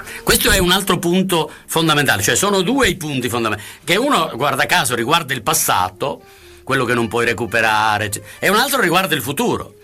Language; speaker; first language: Italian; native; Italian